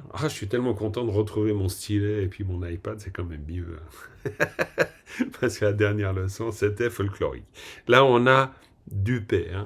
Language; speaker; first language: French; native; French